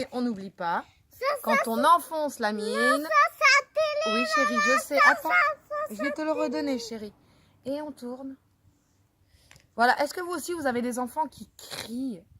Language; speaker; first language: French; native; French